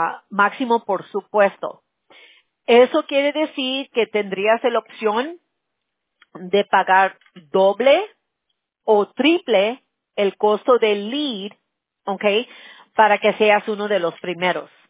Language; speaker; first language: Spanish; early bilingual, heritage; Spanish